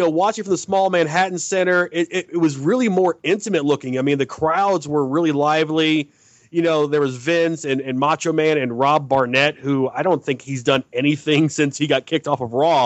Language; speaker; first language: English; native; English